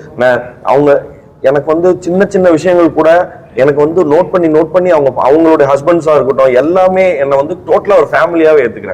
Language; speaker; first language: Tamil; native; Tamil